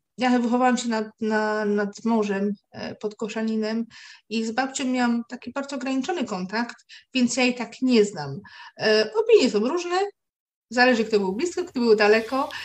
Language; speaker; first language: Polish; native; Polish